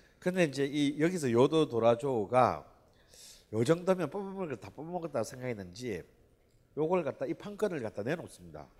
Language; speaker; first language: Korean; native; Korean